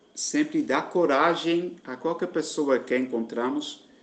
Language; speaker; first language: Portuguese; non-native, fluent; Dutch